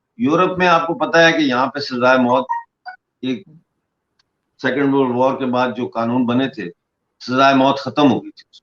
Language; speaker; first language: Urdu; non-native, local second language; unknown